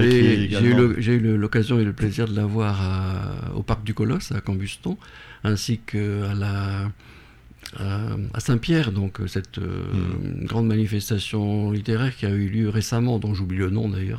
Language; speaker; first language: French; native; French